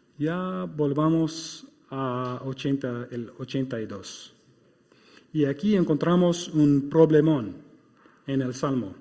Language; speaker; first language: Spanish; non-native, fluent; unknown